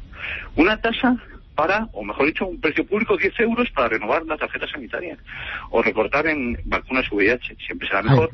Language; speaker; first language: Spanish; native; Spanish